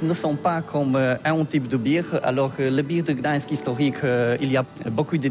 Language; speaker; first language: French; non-native, learner; Polish